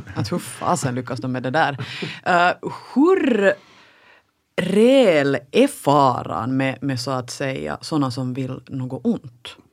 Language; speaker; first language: Swedish; native; Swedish